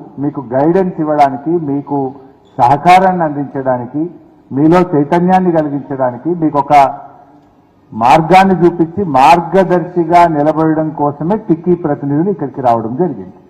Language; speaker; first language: Telugu; native; Telugu